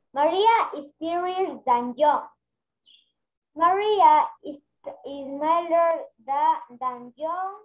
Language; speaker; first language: English; non-native, learner; Spanish